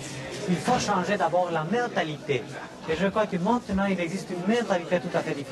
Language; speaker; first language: French; non-native, fluent; Spanish